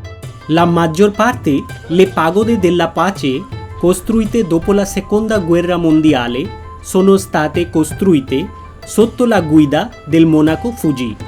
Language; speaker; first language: Italian; non-native, fluent; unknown